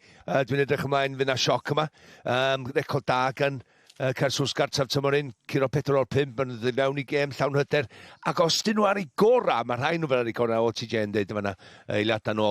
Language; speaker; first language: Welsh; native; Welsh